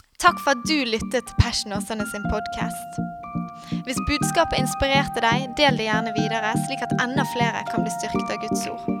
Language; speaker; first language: Norwegian; native; Norwegian